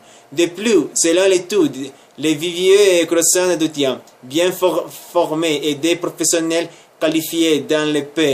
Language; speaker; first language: French; non-native, learner; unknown